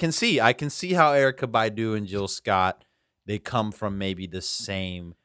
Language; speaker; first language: English; native; English